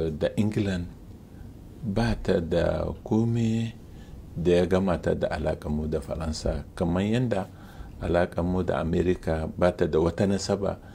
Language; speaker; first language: Hausa; non-native, local second language; Arabic